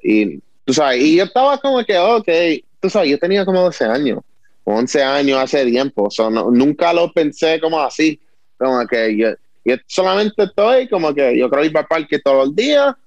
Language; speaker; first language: Spanish; early bilingual, heritage; Spanish